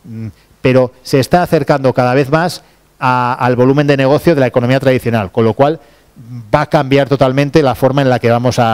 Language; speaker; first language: Spanish; native; Spanish